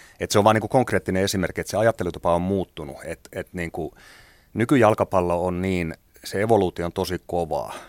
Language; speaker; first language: Finnish; native; Finnish